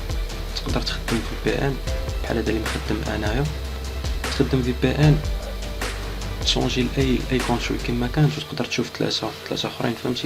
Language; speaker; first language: Arabic; native; Arabic